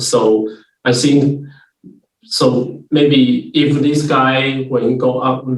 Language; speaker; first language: English; non-native, learner; Chinese